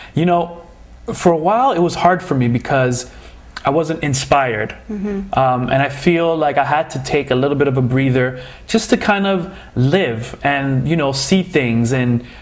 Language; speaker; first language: English; early bilingual, other home language; Portuguese